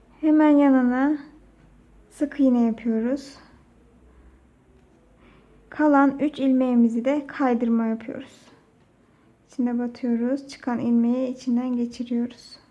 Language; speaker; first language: Turkish; native; Turkish